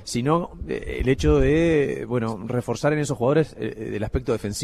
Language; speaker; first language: Spanish; native; Spanish